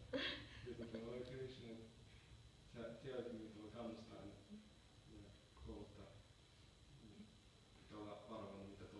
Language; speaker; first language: Finnish; non-native, learner; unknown